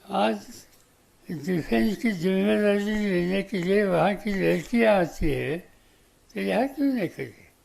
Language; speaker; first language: Hindi; non-native, local second language; Marathi